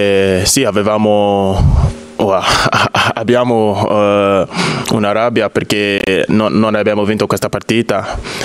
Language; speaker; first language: Italian; non-native, fluent; English